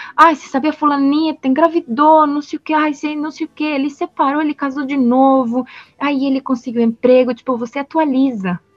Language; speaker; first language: Portuguese; non-native, fluent; Spanish